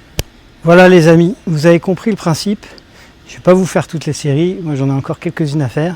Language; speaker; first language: French; native; French